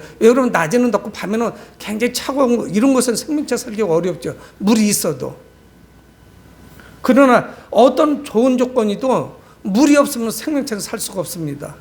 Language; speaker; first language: Korean; native; Korean